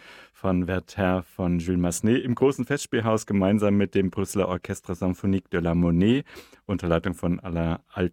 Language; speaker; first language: German; native; German